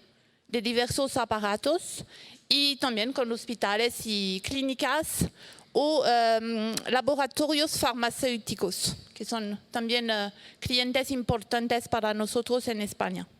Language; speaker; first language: Spanish; non-native, fluent; French